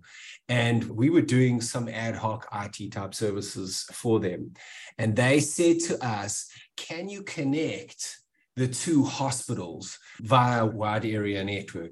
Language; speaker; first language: English; native; English